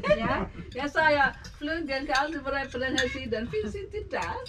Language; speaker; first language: Swedish; non-native, learner; Cebuano